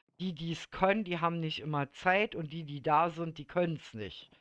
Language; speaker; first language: German; native; German